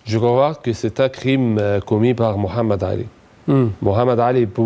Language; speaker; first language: French; non-native, fluent; Arabic